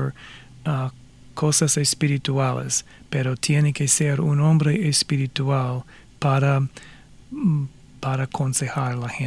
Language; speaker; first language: Spanish; non-native, fluent; English